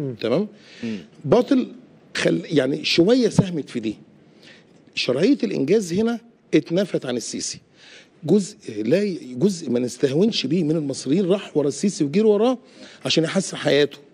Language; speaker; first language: Arabic; native; Arabic